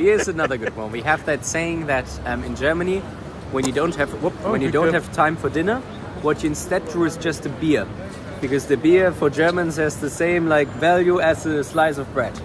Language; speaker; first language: English; non-native, fluent; German